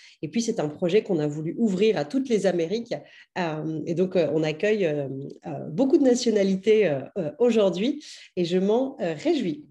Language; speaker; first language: French; native; French